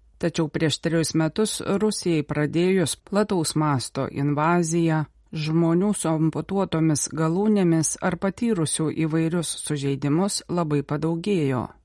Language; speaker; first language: Lithuanian; native; Lithuanian